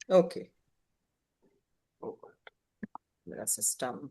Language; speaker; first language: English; non-native, local second language; Hindi